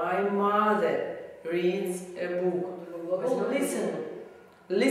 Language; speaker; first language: English; non-native, learner; Russian